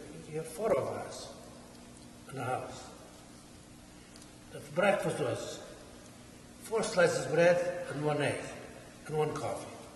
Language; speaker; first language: English; non-native, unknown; Portuguese